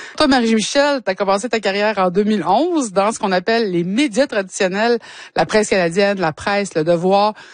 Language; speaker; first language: French; native; French